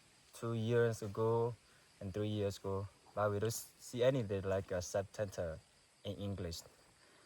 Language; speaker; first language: English; non-native, learner; S'gaw Karen